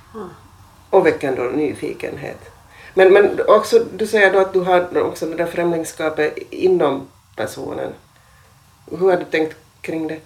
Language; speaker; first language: Swedish; native; Swedish